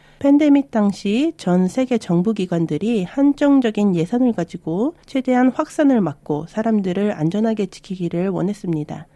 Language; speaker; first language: Korean; early bilingual, other home language; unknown